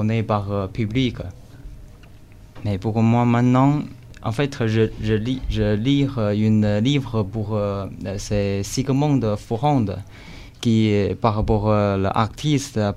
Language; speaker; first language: French; non-native, learner; Chinese